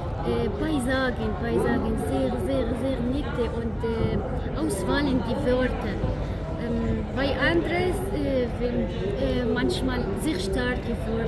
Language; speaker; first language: German; non-native, learner; Arabic